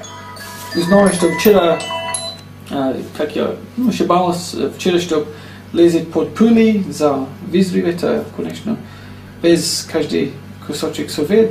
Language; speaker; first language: Russian; non-native, learner; English